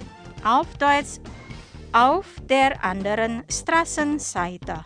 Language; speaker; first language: German; non-native, fluent; Indonesian